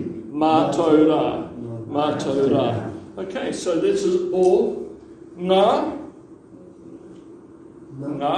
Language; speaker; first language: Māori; non-native, local second language; English